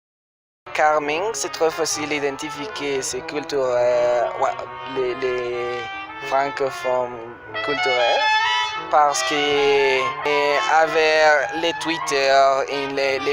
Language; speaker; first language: French; non-native, learner; Spanish